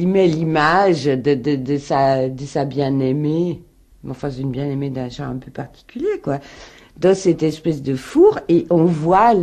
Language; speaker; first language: French; native; French